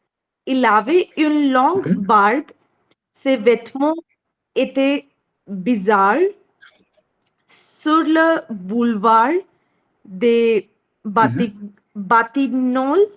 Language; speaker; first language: French; non-native, learner; Hindi